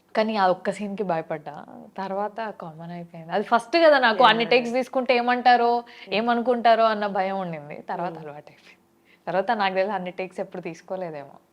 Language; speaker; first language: Telugu; native; Telugu